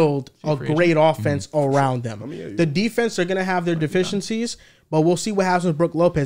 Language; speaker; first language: English; native; English